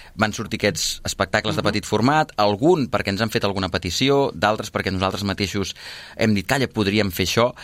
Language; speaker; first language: Catalan; native; Catalan